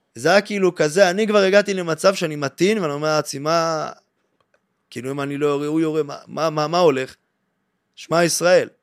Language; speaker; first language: Hebrew; native; Hebrew